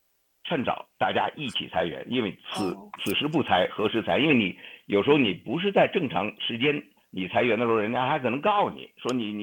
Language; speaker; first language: Chinese; native; Chinese